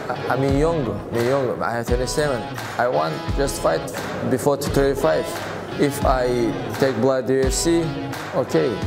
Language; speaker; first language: English; non-native, learner; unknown